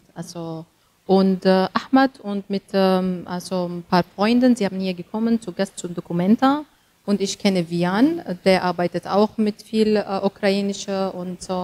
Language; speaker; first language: German; non-native, learner; Kurdish